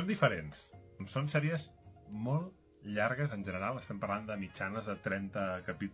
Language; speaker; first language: Catalan; native; Catalan